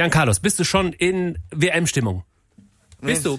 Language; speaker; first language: German; native; German